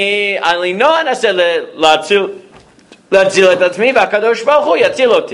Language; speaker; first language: Hebrew; non-native, fluent; English